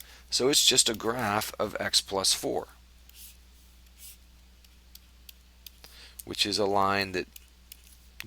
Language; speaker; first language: English; native; English